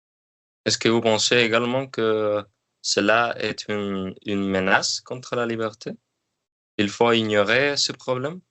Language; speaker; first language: French; non-native, learner; Spanish